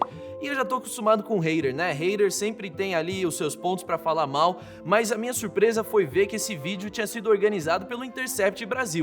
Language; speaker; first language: Portuguese; native; Portuguese